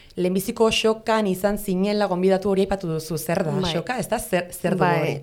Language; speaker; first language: Basque; non-native, local second language; Spanish